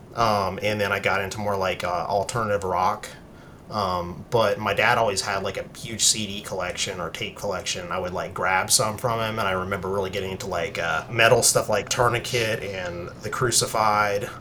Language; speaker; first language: English; native; English